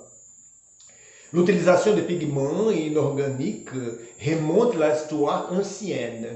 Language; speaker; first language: French; non-native, learner; Portuguese